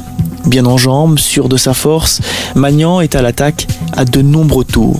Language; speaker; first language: French; native; French